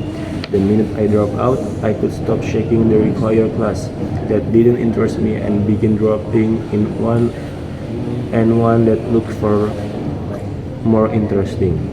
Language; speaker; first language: English; non-native, learner; Indonesian